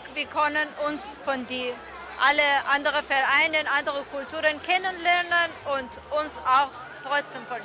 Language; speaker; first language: German; non-native, learner; Persian